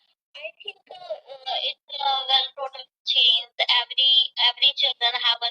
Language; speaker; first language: English; non-native, learner; Punjabi